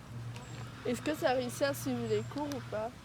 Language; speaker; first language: French; native; French